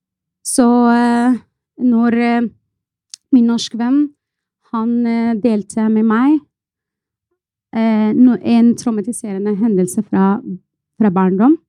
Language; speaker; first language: Norwegian; non-native, fluent; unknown